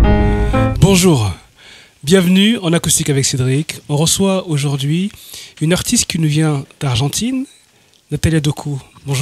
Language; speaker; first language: French; native; French